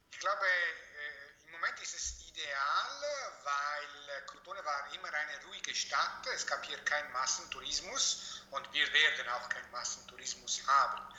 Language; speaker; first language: German; non-native, fluent; Italian